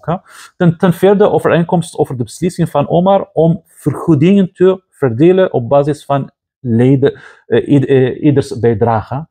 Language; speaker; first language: Dutch; non-native, fluent; Arabic